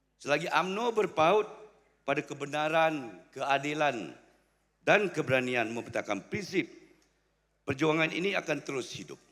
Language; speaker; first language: Malay; native; Malay